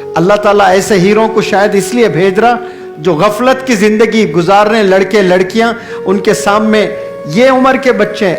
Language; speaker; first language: Urdu; native; Urdu